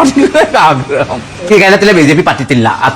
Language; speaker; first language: Malayalam; non-native, fluent; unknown